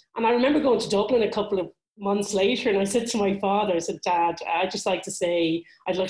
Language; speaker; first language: English; native; English